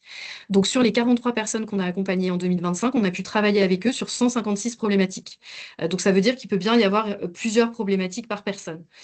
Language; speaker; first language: French; native; French